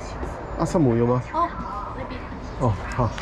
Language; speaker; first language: Chinese; non-native, fluent; English